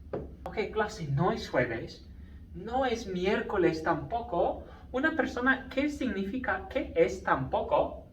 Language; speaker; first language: Spanish; non-native, fluent; English